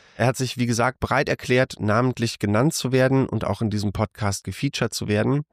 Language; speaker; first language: German; native; German